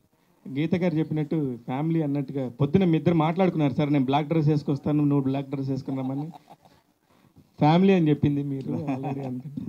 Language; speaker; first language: Telugu; native; Telugu